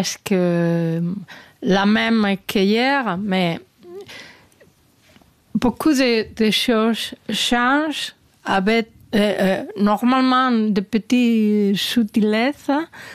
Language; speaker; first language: French; non-native, learner; Spanish